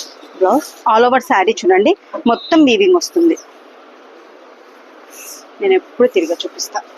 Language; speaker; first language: Telugu; native; Telugu